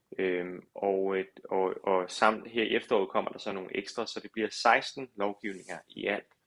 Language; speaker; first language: Danish; native; Danish